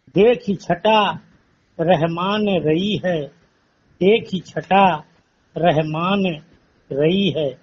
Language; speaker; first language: Hindi; native; Hindi